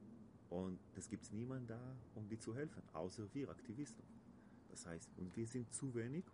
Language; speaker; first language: German; non-native, learner; Hebrew